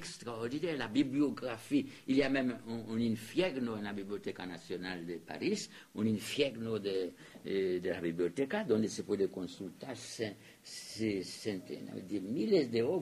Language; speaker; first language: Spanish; non-native, fluent; French